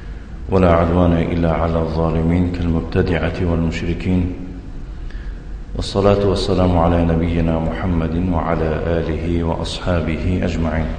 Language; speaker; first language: Arabic; non-native, fluent; Tajik